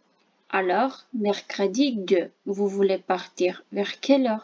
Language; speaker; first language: French; non-native, fluent; Armenian